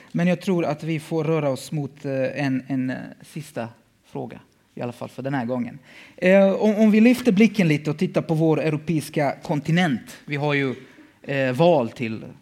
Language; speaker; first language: Swedish; early bilingual, other home language; Bosnian